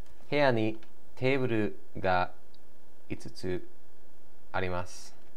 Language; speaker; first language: Japanese; non-native, learner; English